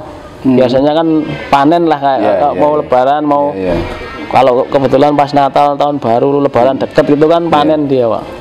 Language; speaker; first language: Indonesian; native; Indonesian